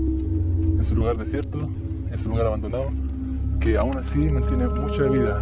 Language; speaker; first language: Spanish; native; Spanish